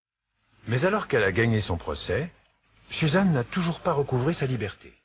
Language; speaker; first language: French; native; French